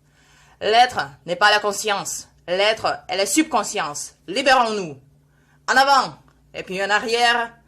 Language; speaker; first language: French; non-native, fluent; Russian